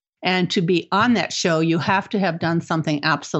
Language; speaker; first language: English; native; English